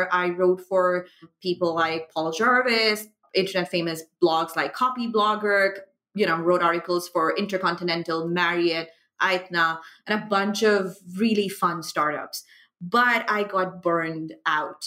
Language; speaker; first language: English; non-native, local second language; Urdu